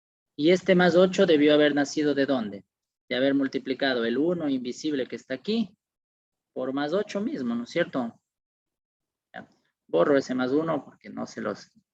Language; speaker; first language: Spanish; native; Spanish